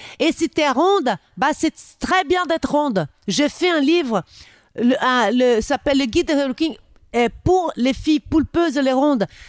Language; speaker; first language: French; non-native, fluent; Portuguese